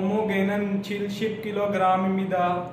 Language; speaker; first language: Korean; non-native, learner; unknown